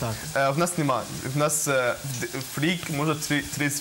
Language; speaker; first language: Ukrainian; non-native, learner; Arabic